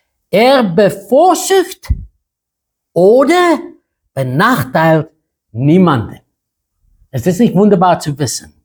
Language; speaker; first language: German; non-native, fluent; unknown